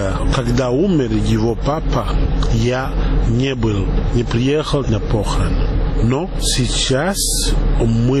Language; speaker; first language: Russian; non-native, learner; Portuguese